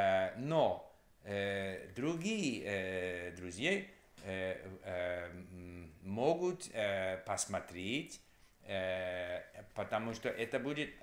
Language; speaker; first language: Russian; non-native, learner; English